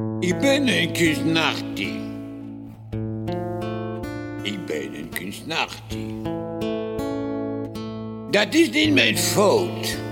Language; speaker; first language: Dutch; non-native, learner; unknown